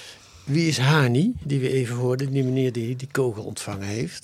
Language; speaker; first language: Dutch; native; Dutch